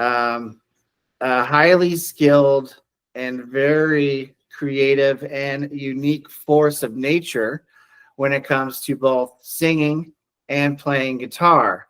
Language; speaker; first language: English; native; English